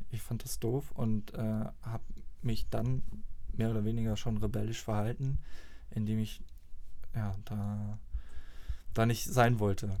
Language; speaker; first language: German; native; German